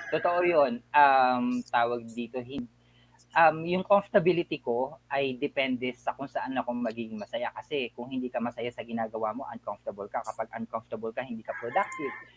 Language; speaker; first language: Filipino; native; Filipino